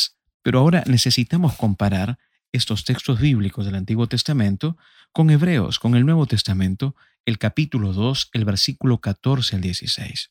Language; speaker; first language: Spanish; native; Spanish